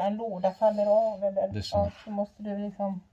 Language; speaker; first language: Swedish; native; Swedish